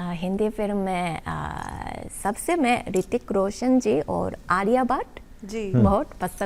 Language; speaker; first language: Hindi; non-native, learner; Japanese